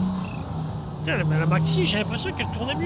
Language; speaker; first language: French; native; French